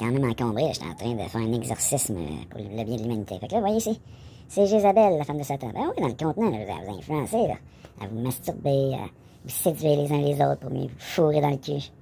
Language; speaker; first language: French; native; French